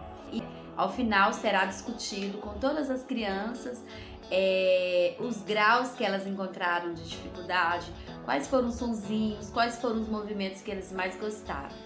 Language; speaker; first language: Portuguese; native; Portuguese